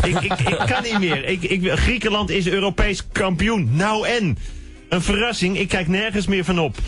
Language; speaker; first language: Dutch; native; Dutch